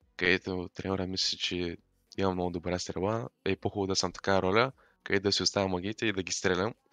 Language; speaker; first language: Bulgarian; non-native, local second language; Turkish